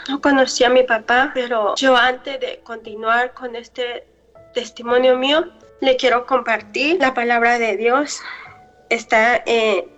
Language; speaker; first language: Spanish; non-native, local second language; Mixtepec Mixtec